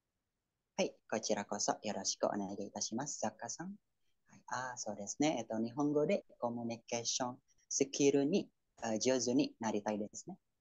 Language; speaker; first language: Japanese; non-native, fluent; Indonesian